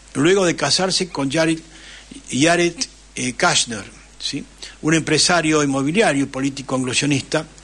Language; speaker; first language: Spanish; native; Spanish